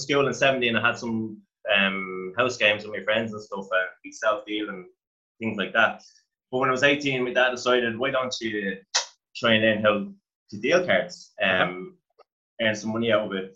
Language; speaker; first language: English; native; English